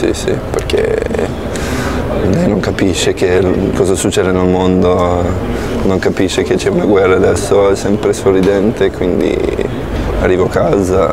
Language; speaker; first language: Italian; non-native, fluent; English